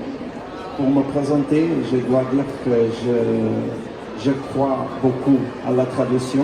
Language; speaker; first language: French; non-native, fluent; Portuguese